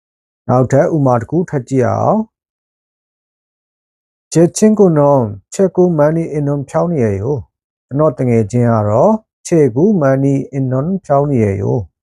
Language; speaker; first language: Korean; non-native, fluent; Burmese